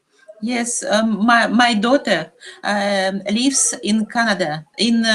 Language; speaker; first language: English; non-native, learner; Russian